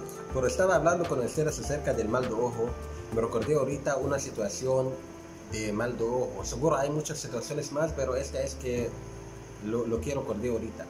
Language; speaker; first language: Spanish; non-native, fluent; Arabic